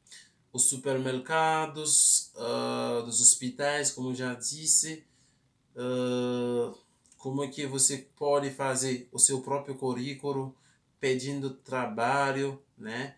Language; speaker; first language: Portuguese; non-native, fluent; Haitian Creole